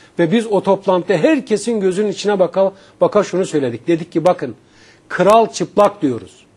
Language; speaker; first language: Turkish; native; Turkish